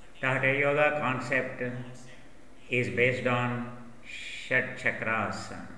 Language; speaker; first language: English; non-native, local second language; Telugu